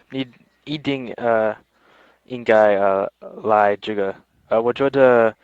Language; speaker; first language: Chinese; non-native, learner; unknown